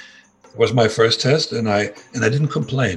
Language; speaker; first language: English; non-native, fluent; German